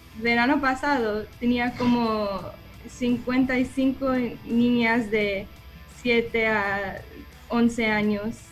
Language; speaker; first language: Spanish; early bilingual, heritage; English